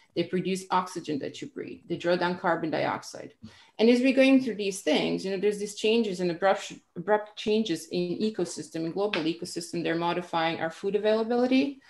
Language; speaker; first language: English; non-native, fluent; Croatian